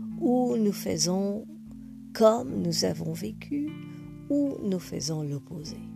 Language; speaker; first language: French; non-native, fluent; English